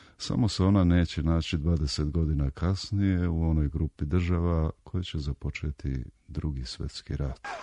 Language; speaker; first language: Serbian; native; Serbian